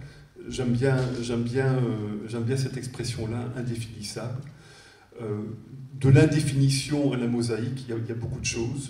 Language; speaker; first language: French; native; French